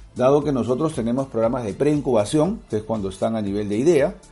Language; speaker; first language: Spanish; native; Spanish